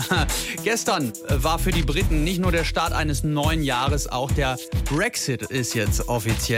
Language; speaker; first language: German; native; German